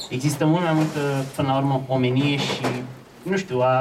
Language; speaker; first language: Romanian; native; Romanian